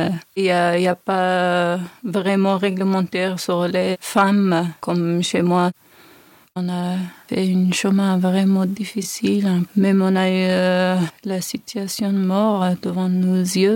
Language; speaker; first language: French; non-native, learner; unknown